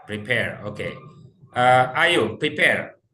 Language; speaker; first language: English; non-native, fluent; Indonesian